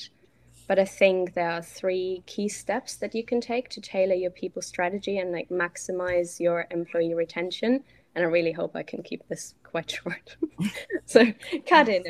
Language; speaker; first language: English; non-native, fluent; German